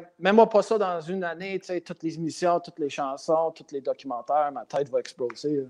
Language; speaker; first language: French; non-native, local second language; English